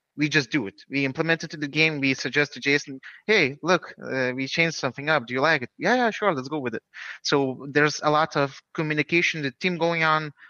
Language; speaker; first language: English; non-native, fluent; Lithuanian